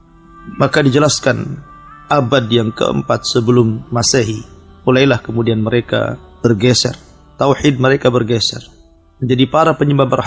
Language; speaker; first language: Indonesian; native; Indonesian